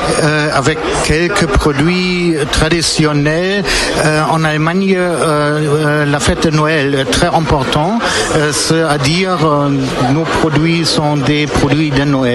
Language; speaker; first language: French; non-native, learner; German